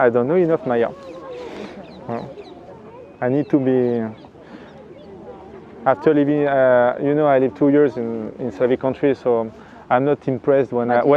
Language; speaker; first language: English; non-native, fluent; French